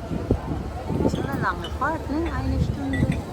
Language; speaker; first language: German; non-native, fluent; Filipino